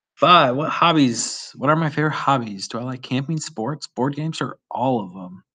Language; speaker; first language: English; native; English